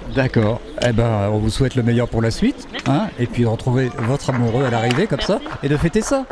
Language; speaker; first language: French; native; French